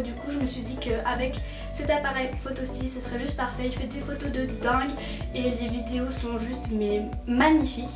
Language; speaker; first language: French; native; French